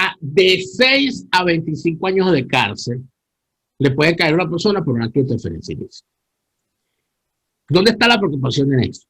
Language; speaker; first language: Spanish; native; Spanish